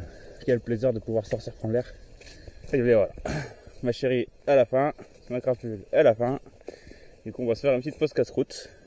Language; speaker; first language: French; native; French